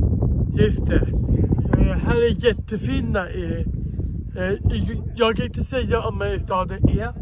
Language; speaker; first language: Swedish; non-native, learner; Dutch